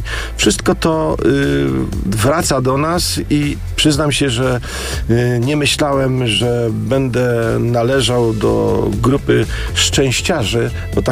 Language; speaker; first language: Polish; native; Polish